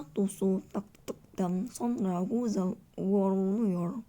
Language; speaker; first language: Turkish; non-native, learner; Indonesian